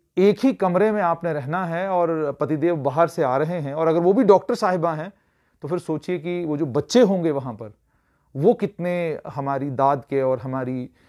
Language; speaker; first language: Hindi; native; Hindi